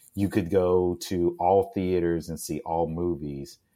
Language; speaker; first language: English; native; English